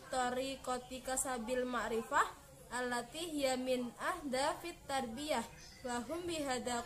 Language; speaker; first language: Arabic; non-native, learner; Indonesian